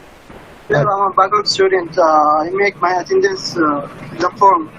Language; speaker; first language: English; non-native, local second language; Urdu